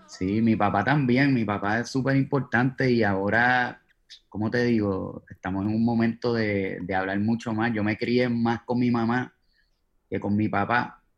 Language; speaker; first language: Spanish; native; Spanish